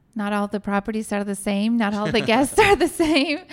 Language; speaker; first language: English; non-native, fluent; Spanish